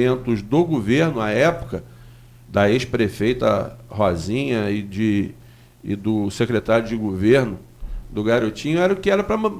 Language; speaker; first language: Portuguese; native; Portuguese